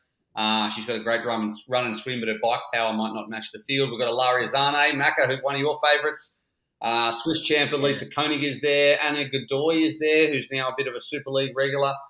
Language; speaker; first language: English; native; English